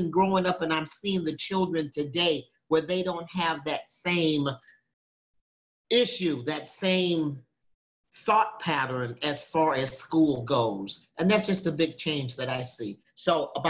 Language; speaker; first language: English; native; English